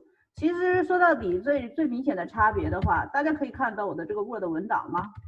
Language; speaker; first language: Chinese; native; Chinese